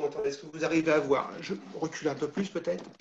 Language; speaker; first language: French; native; French